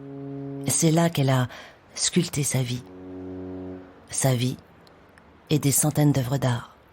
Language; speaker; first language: French; native; French